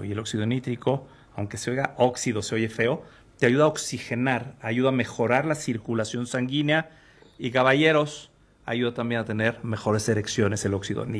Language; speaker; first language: Spanish; native; Spanish